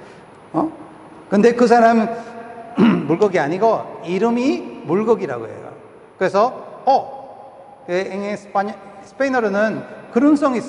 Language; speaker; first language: Korean; non-native, fluent; Spanish